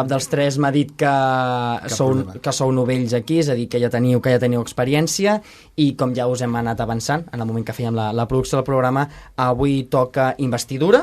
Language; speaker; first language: Catalan; native; Catalan